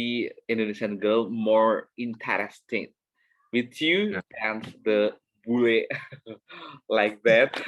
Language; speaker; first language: English; non-native, learner; Indonesian